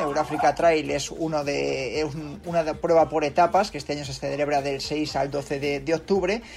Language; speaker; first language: Spanish; native; Spanish